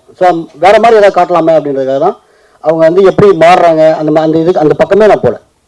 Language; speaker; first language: Tamil; native; Tamil